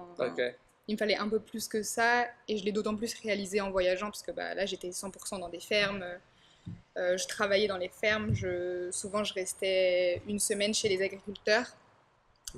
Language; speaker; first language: French; native; French